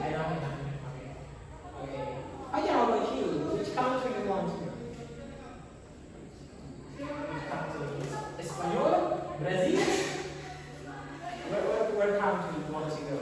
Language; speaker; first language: English; non-native, learner; Indonesian